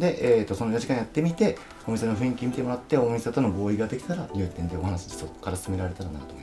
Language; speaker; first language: Japanese; native; Japanese